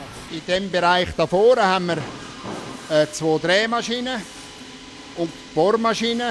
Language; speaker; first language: German; native; German